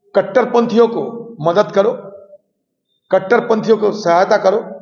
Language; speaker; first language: Hindi; non-native, local second language; Bangla